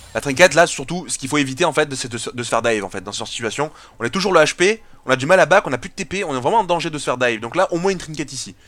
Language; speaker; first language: French; native; French